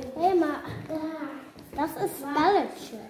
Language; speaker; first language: Dutch; non-native, learner; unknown